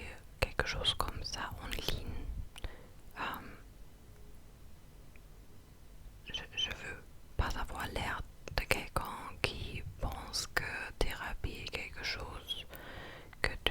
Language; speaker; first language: French; non-native, fluent; English